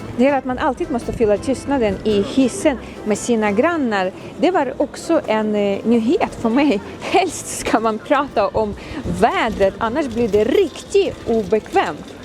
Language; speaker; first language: Swedish; non-native, fluent; Ukrainian